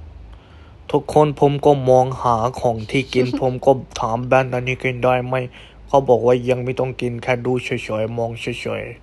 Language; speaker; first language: Thai; non-native, fluent; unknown